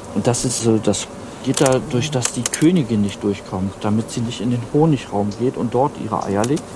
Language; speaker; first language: German; native; German